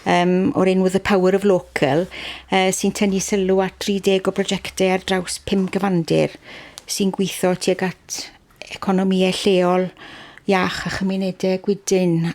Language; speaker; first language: Welsh; native; Welsh